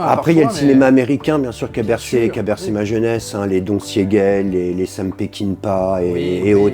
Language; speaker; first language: French; native; French